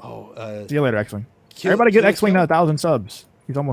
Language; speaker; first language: English; native; English